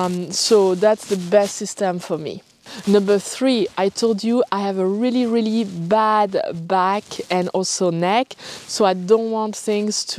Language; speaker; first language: English; non-native, fluent; French